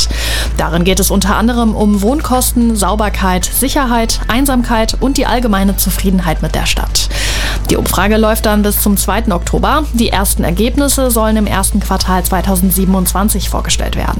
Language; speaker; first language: German; native; German